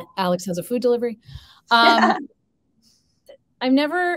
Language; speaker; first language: English; native; English